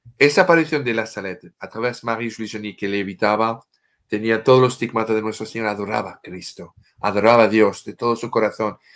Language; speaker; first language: Spanish; non-native, fluent; French